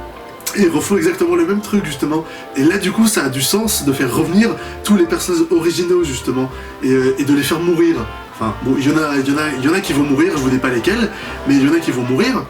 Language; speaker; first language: French; native; French